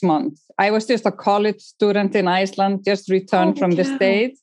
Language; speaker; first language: English; non-native, fluent; Icelandic